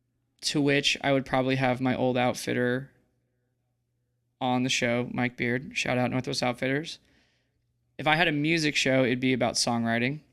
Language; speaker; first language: English; native; English